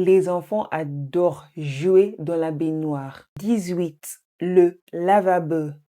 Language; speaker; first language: French; non-native, fluent; English